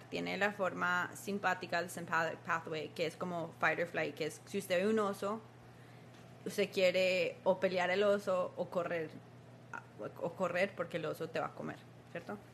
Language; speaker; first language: Spanish; early bilingual, heritage; Spanish